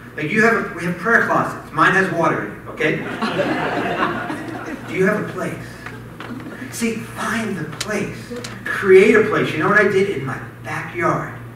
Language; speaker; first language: English; native; English